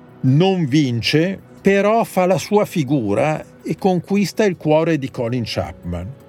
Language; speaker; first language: Italian; native; Italian